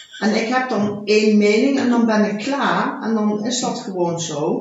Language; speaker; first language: Dutch; early bilingual, heritage; Dutch